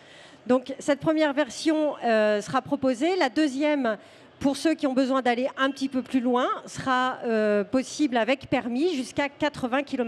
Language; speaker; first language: French; native; French